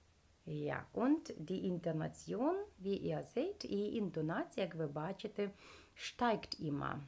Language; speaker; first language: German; non-native, fluent; Ukrainian